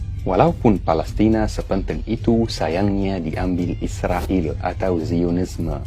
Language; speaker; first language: Indonesian; non-native, fluent; Arabic